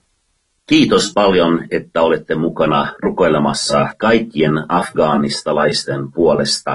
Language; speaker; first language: Finnish; non-native, fluent; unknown